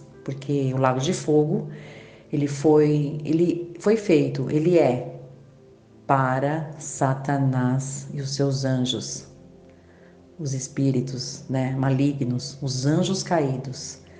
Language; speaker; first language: Portuguese; native; Portuguese